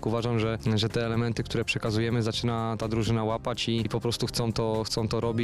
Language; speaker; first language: Polish; native; Polish